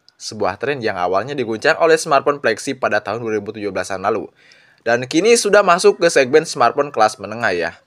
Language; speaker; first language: Indonesian; non-native, local second language; Sundanese